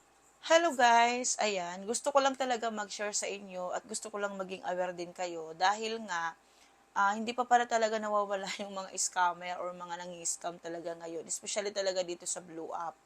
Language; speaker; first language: Filipino; native; Filipino